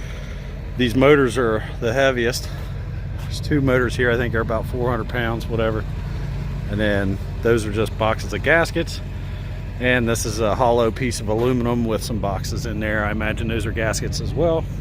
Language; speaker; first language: English; native; English